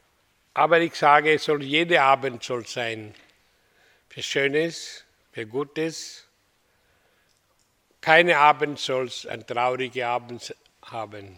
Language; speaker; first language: German; non-native, fluent; Hindi